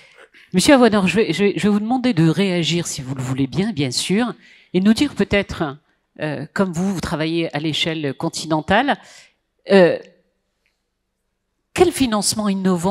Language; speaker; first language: French; non-native, local second language; Arabic